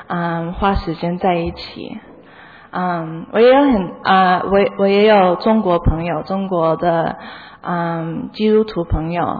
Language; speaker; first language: Chinese; early bilingual, heritage; Chinese